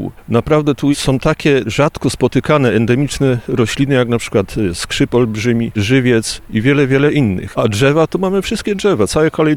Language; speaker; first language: Polish; native; Polish